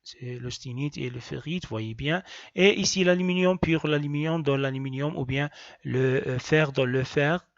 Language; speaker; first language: French; non-native, local second language; Arabic